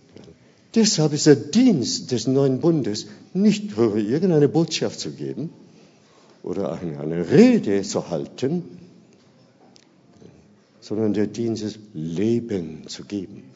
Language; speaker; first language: German; non-native, fluent; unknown